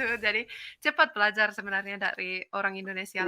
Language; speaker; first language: Indonesian; non-native, fluent; Finnish